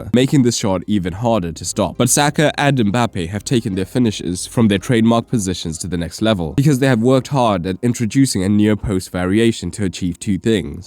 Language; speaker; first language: English; native; English